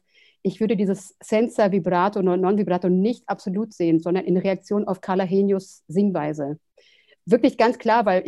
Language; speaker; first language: German; native; German